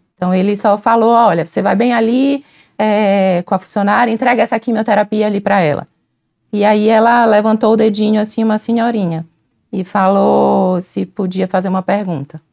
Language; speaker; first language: Portuguese; native; Portuguese